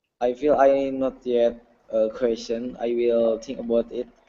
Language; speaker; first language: English; non-native, learner; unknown